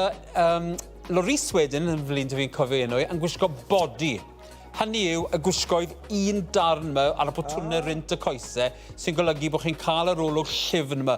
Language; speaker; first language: Welsh; native; Welsh